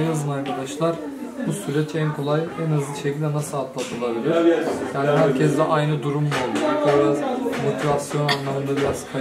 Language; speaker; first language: Turkish; native; Turkish